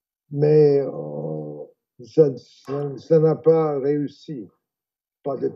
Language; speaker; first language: French; non-native, fluent; English